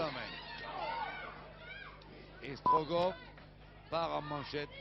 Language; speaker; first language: French; native; French